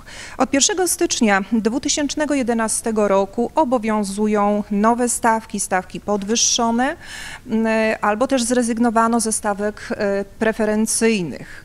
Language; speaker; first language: Polish; native; Polish